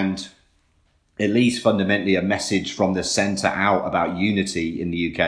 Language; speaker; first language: English; native; English